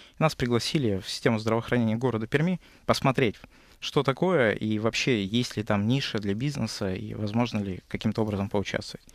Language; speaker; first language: Russian; native; Russian